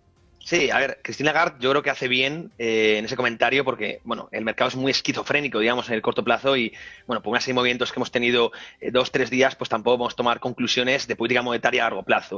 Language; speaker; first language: Spanish; native; Spanish